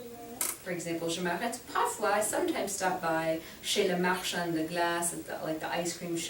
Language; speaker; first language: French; non-native, fluent; English